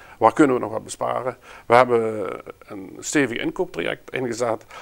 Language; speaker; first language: Dutch; native; Dutch